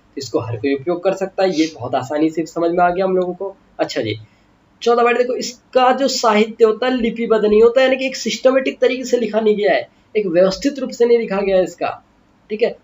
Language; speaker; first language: Hindi; native; Hindi